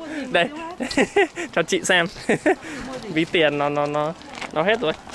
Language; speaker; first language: Vietnamese; non-native, fluent; English